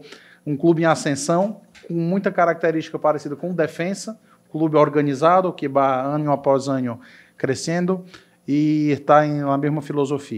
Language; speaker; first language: Portuguese; native; Portuguese